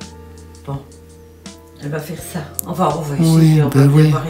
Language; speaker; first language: French; native; French